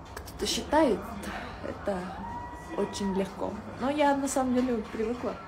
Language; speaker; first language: Russian; native; Russian